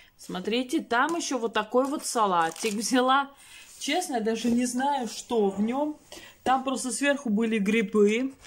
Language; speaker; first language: Russian; native; Russian